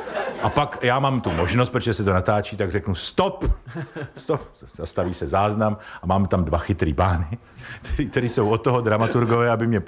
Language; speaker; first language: Czech; native; Czech